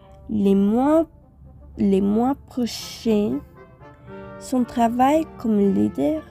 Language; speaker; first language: French; non-native, fluent; Spanish